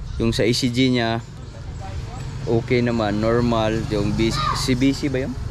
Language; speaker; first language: Filipino; native; Filipino